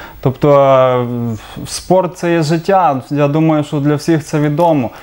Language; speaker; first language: Ukrainian; native; Ukrainian